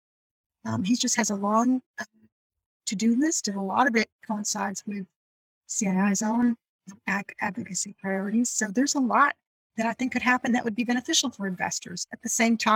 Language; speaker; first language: English; native; English